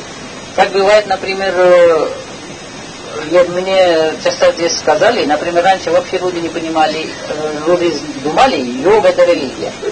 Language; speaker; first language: Russian; non-native, learner; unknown